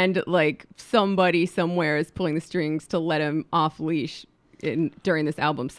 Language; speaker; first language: English; native; English